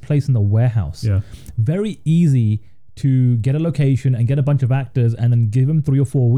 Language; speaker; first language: English; native; English